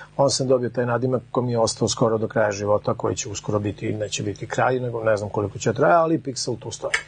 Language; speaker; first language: Serbian; native; Serbian